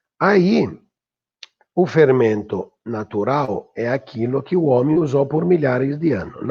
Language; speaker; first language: Portuguese; non-native, fluent; Italian